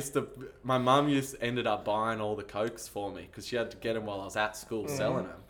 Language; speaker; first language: English; native; English